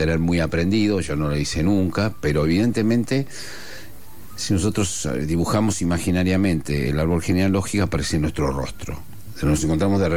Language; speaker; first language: Spanish; non-native, local second language; Asturian